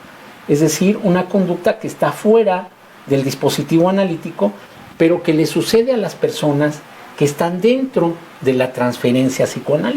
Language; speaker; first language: Spanish; native; Spanish